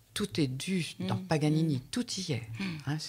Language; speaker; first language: French; native; French